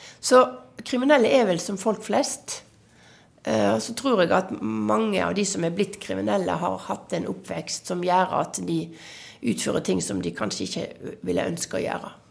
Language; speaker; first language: Norwegian; native; Norwegian